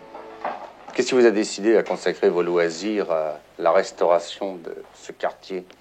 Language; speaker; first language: French; native; French